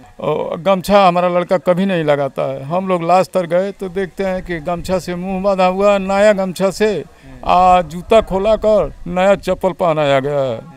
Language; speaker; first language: Hindi; native; Hindi